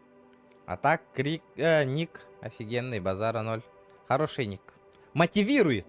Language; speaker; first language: Russian; native; Russian